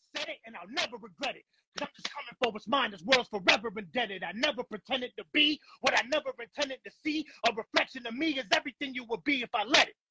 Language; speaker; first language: English; native; English